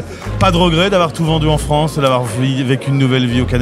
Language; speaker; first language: French; native; French